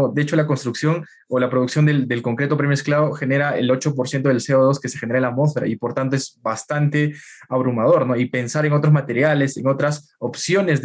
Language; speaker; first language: Spanish; native; Spanish